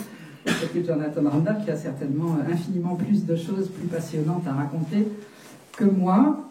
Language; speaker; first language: French; native; French